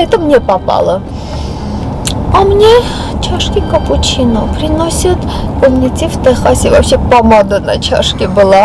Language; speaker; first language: Russian; non-native, local second language; Armenian